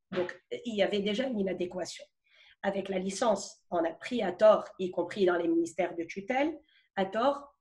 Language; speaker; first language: French; non-native, local second language; Arabic